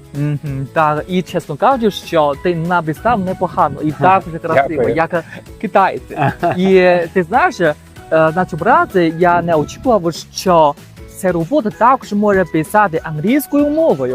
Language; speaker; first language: Ukrainian; non-native, fluent; Chinese